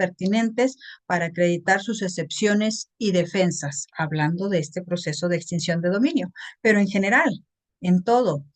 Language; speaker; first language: Spanish; native; Spanish